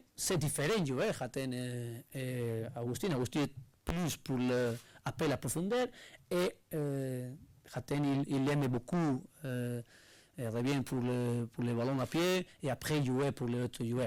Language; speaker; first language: French; non-native, learner; Spanish